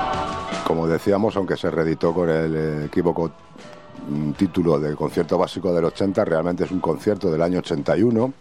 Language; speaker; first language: Spanish; native; Spanish